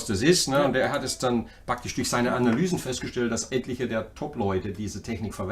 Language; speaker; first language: German; native; German